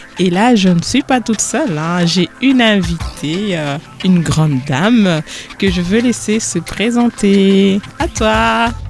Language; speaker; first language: French; native; French